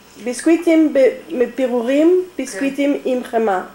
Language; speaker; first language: Hebrew; non-native, fluent; English